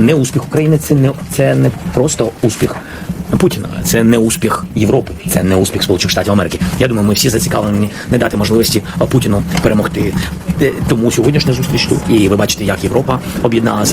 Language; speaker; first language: Ukrainian; non-native, local second language; Russian